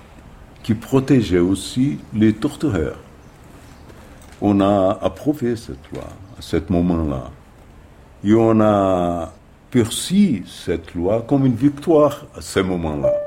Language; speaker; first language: French; non-native, fluent; Portuguese